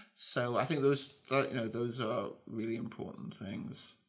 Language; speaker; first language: English; native; English